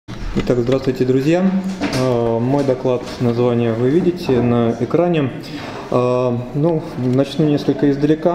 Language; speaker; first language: Russian; native; Russian